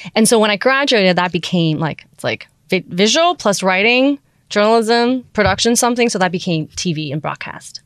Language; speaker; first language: English; early bilingual, other home language; Chinese